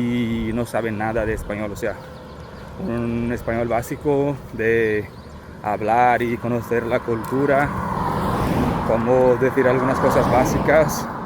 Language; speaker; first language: Spanish; non-native, fluent; Portuguese